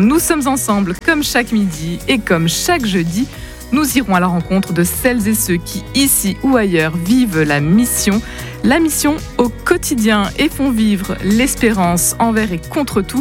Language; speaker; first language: French; native; French